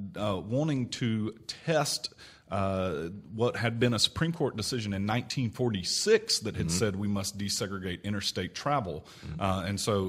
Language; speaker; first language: English; native; English